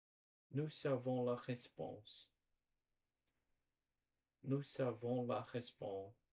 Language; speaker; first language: French; non-native, learner; Portuguese